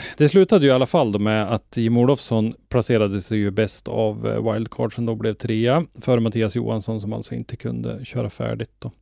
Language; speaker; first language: Swedish; native; Swedish